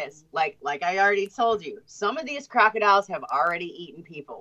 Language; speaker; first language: English; native; English